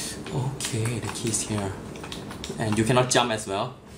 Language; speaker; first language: English; non-native, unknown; Thai